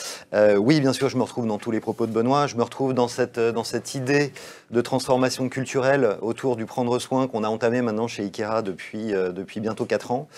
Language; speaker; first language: French; native; French